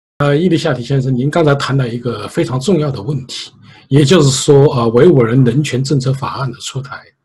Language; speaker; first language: Chinese; native; Chinese